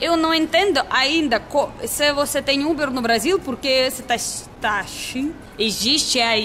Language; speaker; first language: Portuguese; non-native, learner; Russian